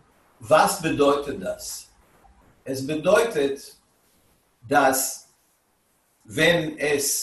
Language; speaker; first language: German; non-native, fluent; Hebrew